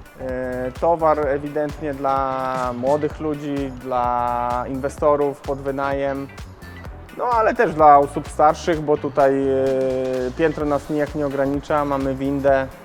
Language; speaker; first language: Polish; native; Polish